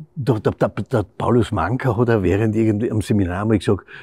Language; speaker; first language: German; native; German